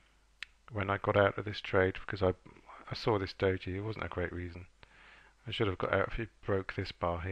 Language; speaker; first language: English; native; English